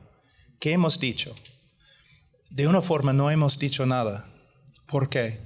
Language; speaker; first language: Spanish; non-native, fluent; English